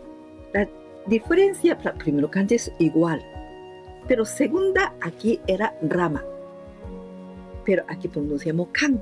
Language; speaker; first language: Spanish; non-native, fluent; Japanese